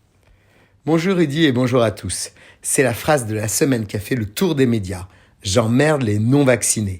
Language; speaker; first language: French; native; French